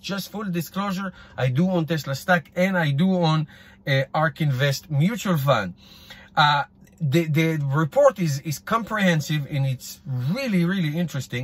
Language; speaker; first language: English; non-native, fluent; Hebrew